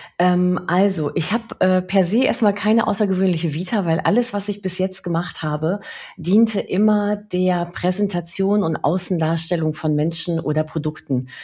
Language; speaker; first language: German; early bilingual, other home language; Spanish